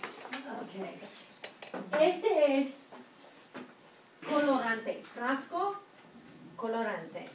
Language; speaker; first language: Spanish; non-native, fluent; English